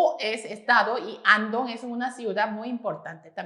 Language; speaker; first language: Spanish; non-native, fluent; Korean